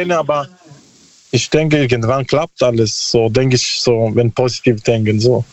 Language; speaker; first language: German; non-native, learner; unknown